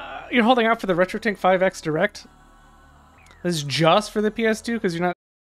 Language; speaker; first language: English; native; English